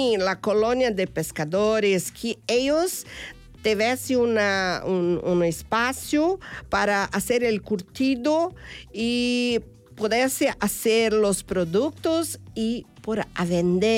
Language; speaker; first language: Spanish; non-native, fluent; Portuguese